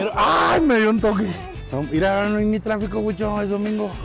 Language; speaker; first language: Spanish; native; Spanish